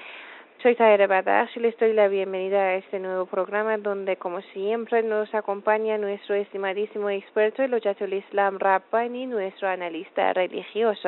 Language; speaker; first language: Spanish; non-native, fluent; Persian